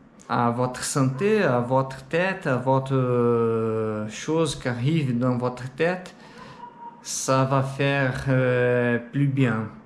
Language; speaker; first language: French; non-native, learner; Portuguese